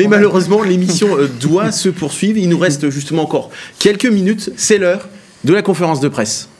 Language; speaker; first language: French; native; French